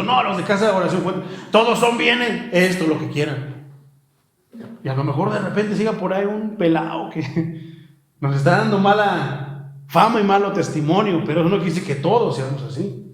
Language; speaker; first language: Spanish; native; Spanish